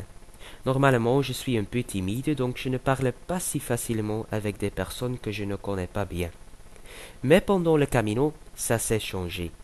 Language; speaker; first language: French; non-native, fluent; Dutch